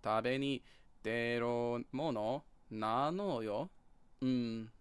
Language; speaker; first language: Japanese; non-native, learner; English